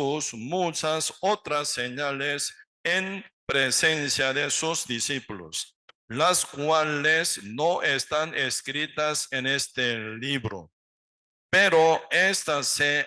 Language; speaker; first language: Spanish; non-native, learner; Korean